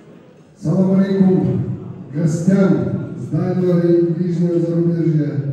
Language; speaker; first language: Russian; non-native, local second language; Kyrgyz